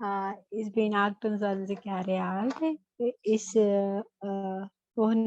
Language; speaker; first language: German; non-native, learner; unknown